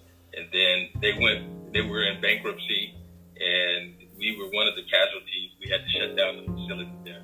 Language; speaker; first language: English; native; English